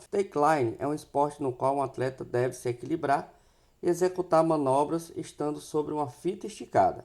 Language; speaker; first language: Portuguese; native; Portuguese